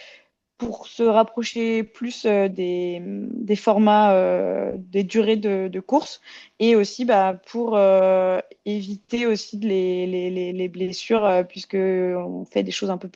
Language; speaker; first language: French; native; French